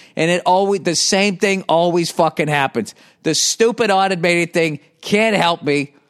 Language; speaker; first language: English; native; English